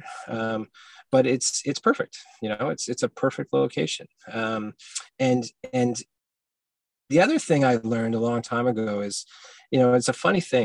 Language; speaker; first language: English; native; English